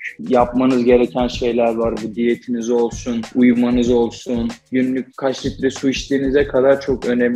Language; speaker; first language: Turkish; native; Turkish